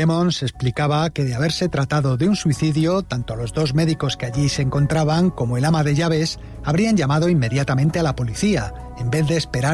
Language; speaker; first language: Spanish; native; Spanish